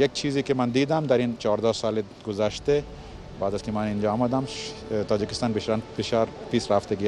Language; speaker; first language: Persian; non-native, fluent; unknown